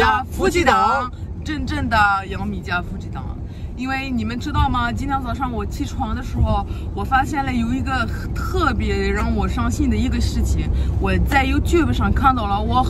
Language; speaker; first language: Chinese; non-native, fluent; French